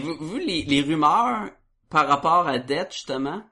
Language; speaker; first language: French; native; French